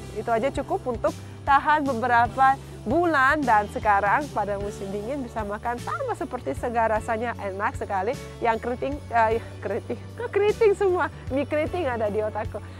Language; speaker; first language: Indonesian; non-native, fluent; Russian